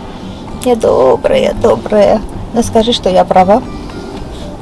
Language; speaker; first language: Russian; non-native, local second language; Armenian